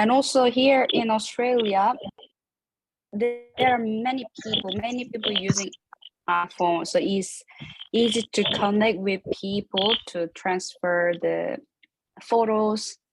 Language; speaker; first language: English; non-native, learner; Korean